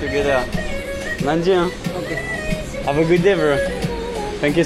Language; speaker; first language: English; non-native, learner; French